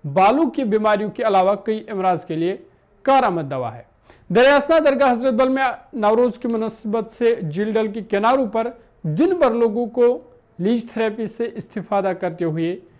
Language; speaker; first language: Urdu; non-native, local second language; Kashmiri